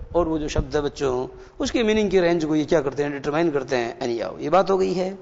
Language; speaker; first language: Hindi; native; Hindi